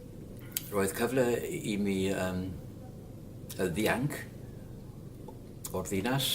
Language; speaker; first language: Welsh; non-native, learner; English